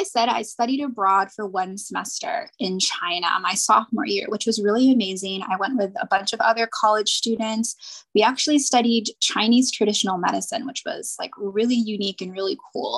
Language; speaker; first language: English; native; English